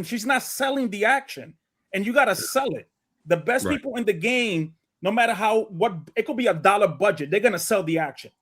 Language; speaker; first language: English; native; English